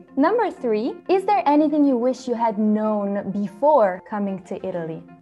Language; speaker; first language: English; non-native, fluent; Italian